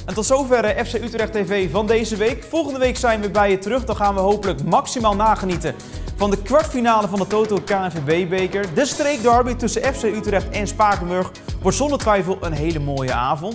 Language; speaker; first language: Dutch; native; Dutch